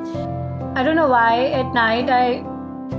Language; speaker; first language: English; non-native, local second language; Hindi